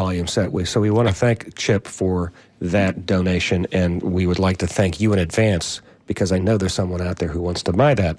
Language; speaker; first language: English; native; English